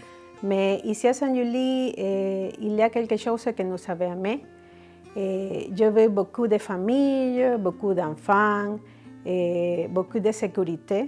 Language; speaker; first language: French; non-native, fluent; Spanish